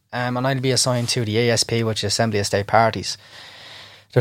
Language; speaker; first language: English; native; English